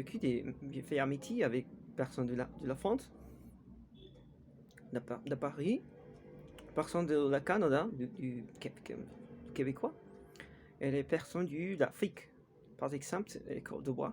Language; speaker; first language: French; non-native, learner; Spanish